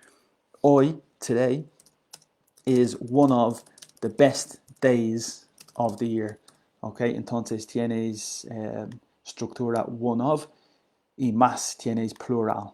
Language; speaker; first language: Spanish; non-native, learner; English